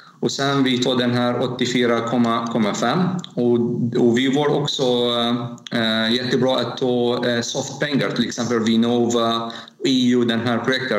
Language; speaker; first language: Swedish; non-native, learner; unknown